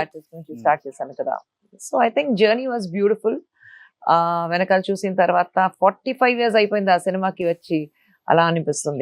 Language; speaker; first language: Telugu; non-native, local second language; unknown